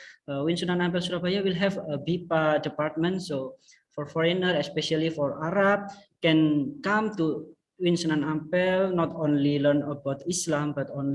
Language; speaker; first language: English; non-native, fluent; Indonesian